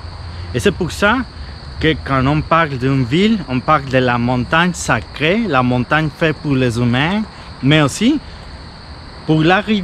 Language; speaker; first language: French; non-native, fluent; Spanish